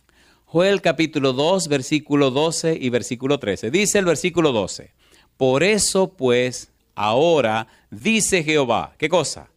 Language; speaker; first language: Spanish; native; Spanish